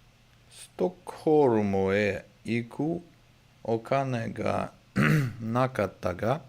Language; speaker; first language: Japanese; non-native, learner; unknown